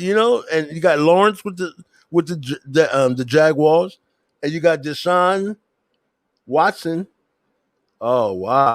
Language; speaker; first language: English; native; English